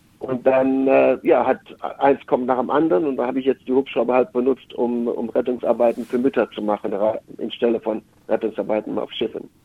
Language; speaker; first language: German; native; German